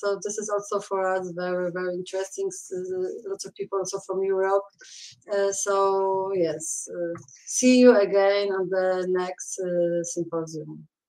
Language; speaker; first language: English; non-native, fluent; Polish